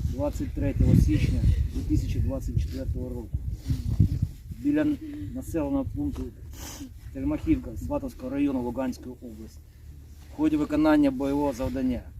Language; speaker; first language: Ukrainian; native; Ukrainian